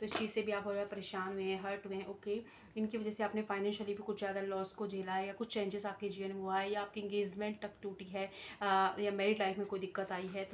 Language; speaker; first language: Hindi; native; Hindi